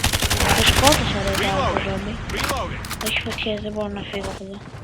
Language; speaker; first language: Greek; native; Greek